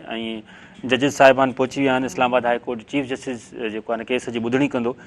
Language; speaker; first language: Sindhi; native; Sindhi